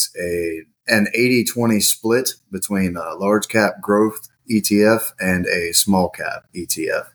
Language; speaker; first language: English; native; English